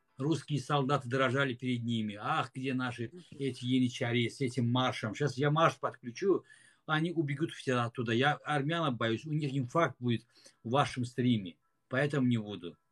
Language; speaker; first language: Russian; non-native, fluent; Azerbaijani